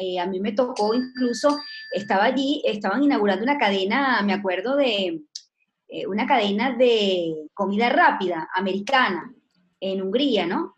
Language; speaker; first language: Spanish; native; Spanish